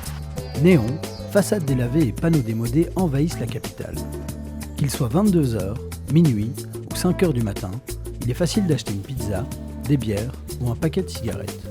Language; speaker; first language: French; native; French